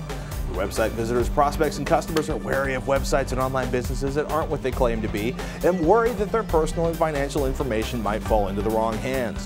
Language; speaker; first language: English; native; English